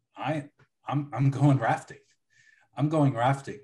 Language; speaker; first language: English; native; English